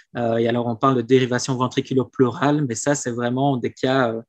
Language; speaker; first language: French; native; French